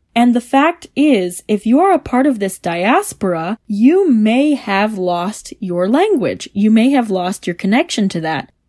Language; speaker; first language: English; native; English